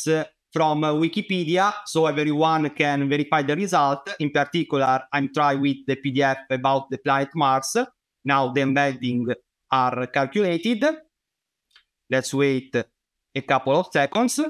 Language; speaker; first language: English; non-native, fluent; Italian